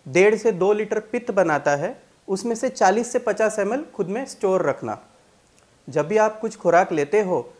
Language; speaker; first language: Hindi; non-native, local second language; Marathi